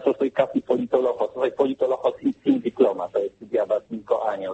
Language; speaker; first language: Spanish; non-native, learner; Polish